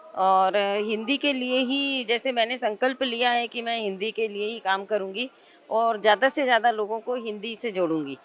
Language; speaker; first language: Hindi; native; Hindi